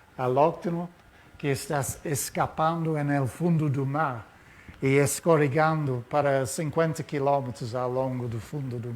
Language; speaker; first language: Portuguese; non-native, learner; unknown